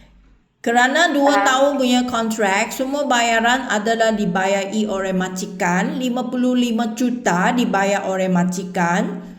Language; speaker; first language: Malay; non-native, local second language; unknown